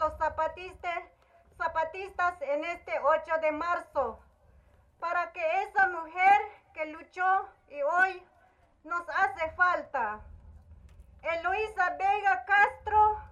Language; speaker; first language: Spanish; non-native, local second language; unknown